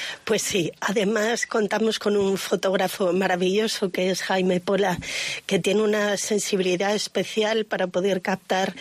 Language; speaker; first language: Spanish; native; Spanish